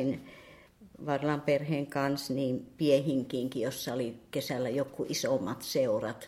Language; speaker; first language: Finnish; native; Finnish